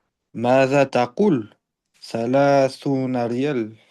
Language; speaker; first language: Arabic; non-native, learner; French